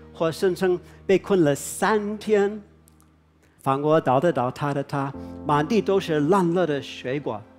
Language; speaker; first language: Chinese; non-native, fluent; English